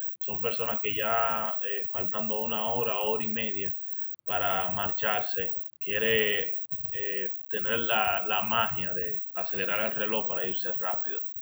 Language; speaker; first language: Spanish; native; Spanish